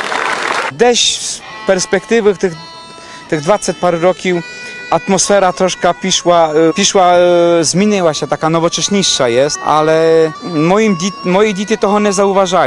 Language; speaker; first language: Polish; non-native, local second language; Rusyn